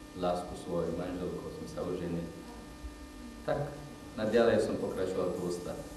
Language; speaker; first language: Slovak; non-native, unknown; Persian